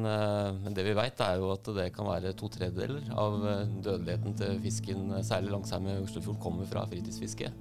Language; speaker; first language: Norwegian; native; Norwegian